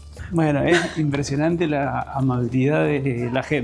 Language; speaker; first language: Spanish; native; Spanish